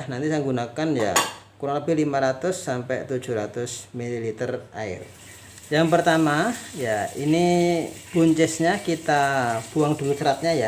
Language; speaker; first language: Indonesian; native; Indonesian